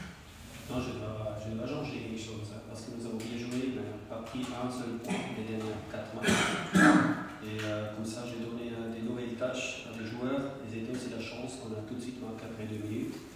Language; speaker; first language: French; non-native, local second language; German